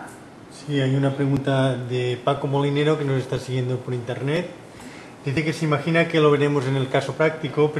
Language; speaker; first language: Spanish; native; Spanish